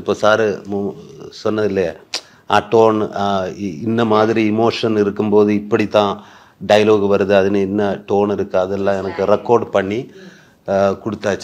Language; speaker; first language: Tamil; non-native, learner; Malayalam